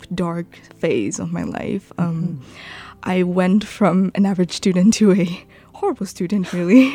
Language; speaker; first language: English; non-native, local second language; Chinese